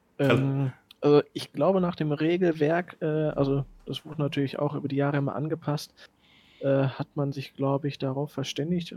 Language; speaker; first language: German; native; German